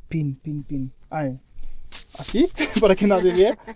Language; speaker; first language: Spanish; non-native, fluent; German